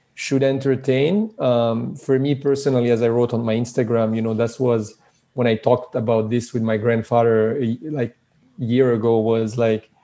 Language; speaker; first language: English; early bilingual, other home language; Serbian